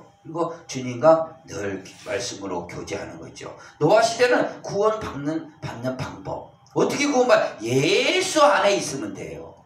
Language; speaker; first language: Korean; native; Korean